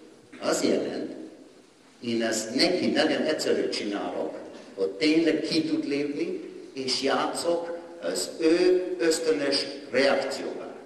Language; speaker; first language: Hungarian; non-native, learner; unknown